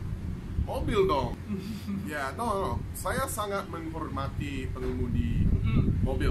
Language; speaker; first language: Indonesian; non-native, fluent; English